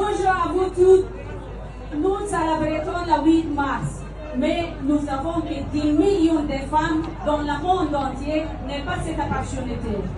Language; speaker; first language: French; non-native, fluent; Persian